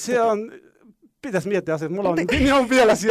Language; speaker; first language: Finnish; non-native, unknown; Arabic